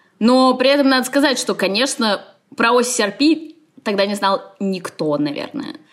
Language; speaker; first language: Russian; native; Russian